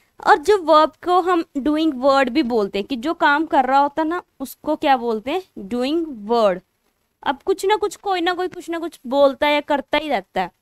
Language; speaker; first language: Hindi; non-native, local second language; Punjabi